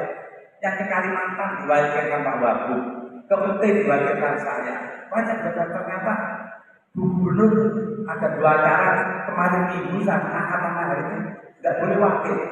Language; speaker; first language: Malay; non-native, local second language; Javanese